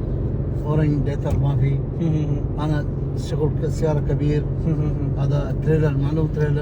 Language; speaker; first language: Arabic; non-native, learner; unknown